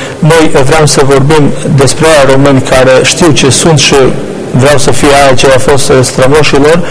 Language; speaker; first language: Romanian; early bilingual, heritage; Romanian